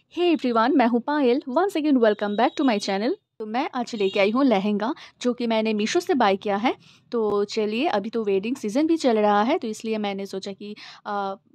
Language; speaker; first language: Hindi; non-native, local second language; Bangla